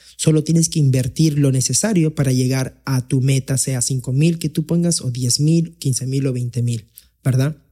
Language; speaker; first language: Spanish; early bilingual, heritage; Spanish